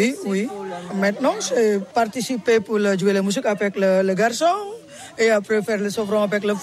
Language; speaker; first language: French; non-native, learner; Indonesian